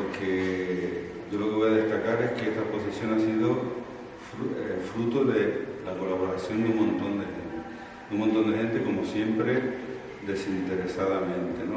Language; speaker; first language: Spanish; native; Spanish